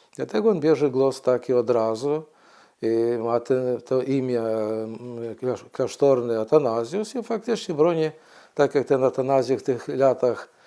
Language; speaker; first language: Polish; non-native, fluent; Ukrainian